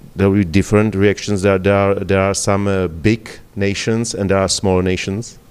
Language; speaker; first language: English; non-native, fluent; Czech